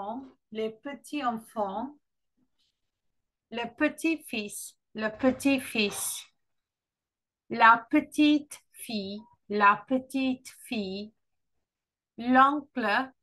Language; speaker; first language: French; non-native, fluent; Sinhala